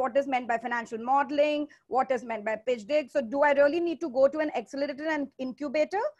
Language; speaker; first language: English; non-native, local second language; Hindi